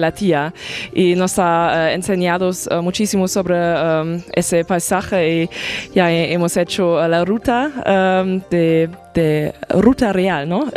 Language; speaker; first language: Spanish; non-native, fluent; German